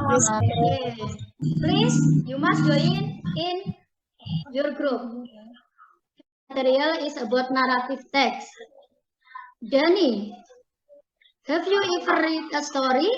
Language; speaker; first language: English; non-native, learner; Indonesian